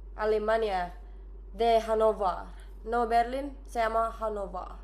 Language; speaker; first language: Spanish; non-native, learner; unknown